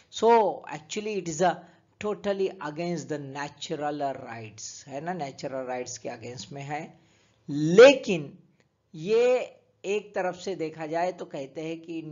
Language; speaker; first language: Hindi; native; Hindi